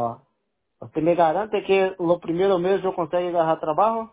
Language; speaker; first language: Spanish; non-native, learner; Portuguese